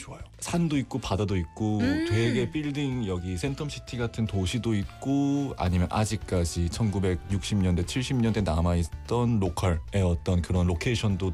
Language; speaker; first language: Korean; native; Korean